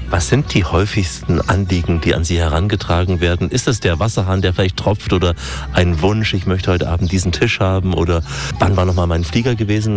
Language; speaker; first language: German; native; German